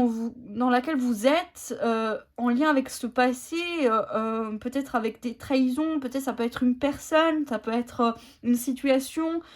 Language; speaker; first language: French; native; French